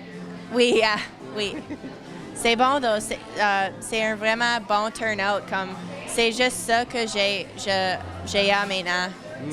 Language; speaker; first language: French; non-native, learner; English